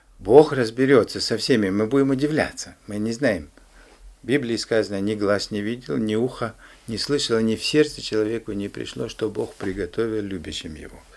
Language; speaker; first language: Russian; native; Russian